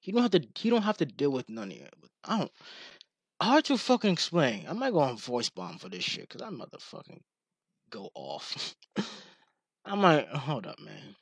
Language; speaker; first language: English; native; English